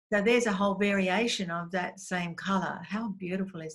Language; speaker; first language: English; native; English